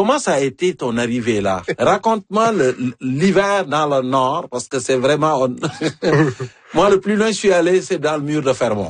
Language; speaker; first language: French; native; French